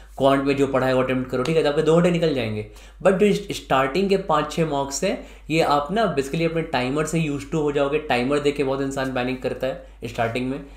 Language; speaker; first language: Hindi; native; Hindi